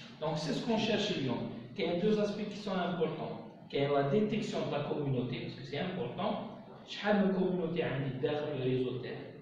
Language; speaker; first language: French; non-native, local second language; Arabic